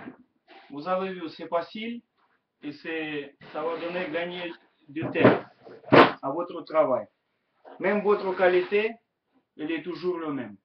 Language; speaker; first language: French; non-native, learner; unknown